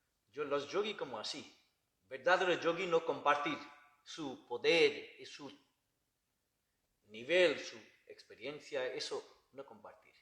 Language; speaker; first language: Spanish; non-native, learner; Bangla